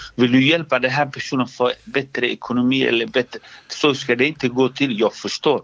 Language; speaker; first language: Swedish; non-native, fluent; Somali